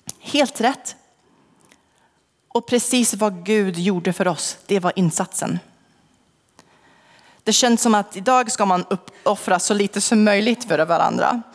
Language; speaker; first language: Swedish; non-native, fluent; English